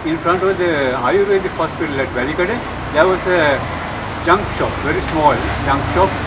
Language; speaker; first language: English; non-native, local second language; Sinhala